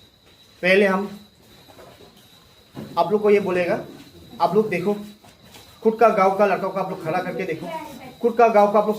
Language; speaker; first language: Hindi; non-native, local second language; Garo